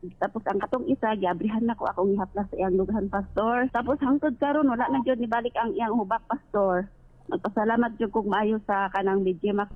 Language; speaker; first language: Cebuano; native; Cebuano